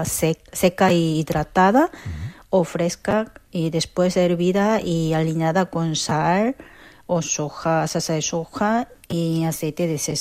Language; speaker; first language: Spanish; non-native, fluent; Korean